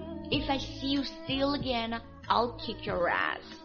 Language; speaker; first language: English; non-native, fluent; Chinese